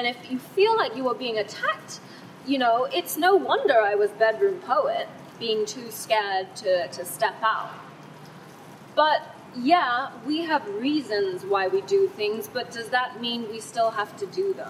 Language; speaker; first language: English; non-native, fluent; Thai